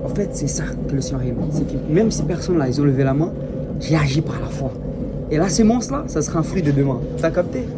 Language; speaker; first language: French; early bilingual, other home language; Portuguese